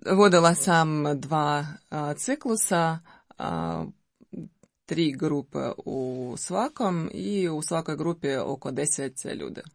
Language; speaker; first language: Croatian; non-native, learner; Russian